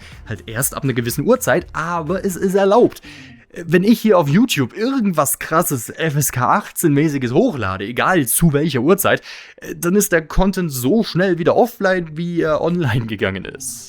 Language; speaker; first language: German; native; German